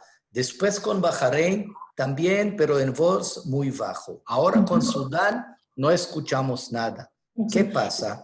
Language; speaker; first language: Spanish; non-native, fluent; Hebrew